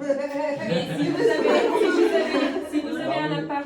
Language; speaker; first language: French; non-native, learner; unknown